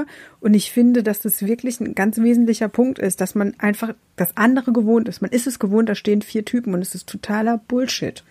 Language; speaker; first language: German; native; German